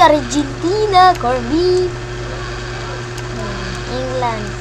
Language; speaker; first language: English; non-native, fluent; Filipino